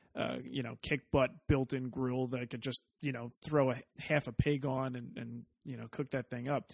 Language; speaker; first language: English; native; English